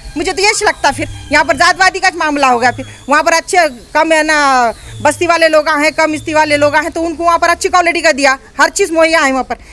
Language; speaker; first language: Hindi; non-native, local second language; Urdu